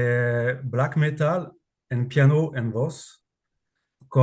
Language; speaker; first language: Spanish; non-native, learner; French